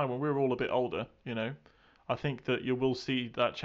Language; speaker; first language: English; native; English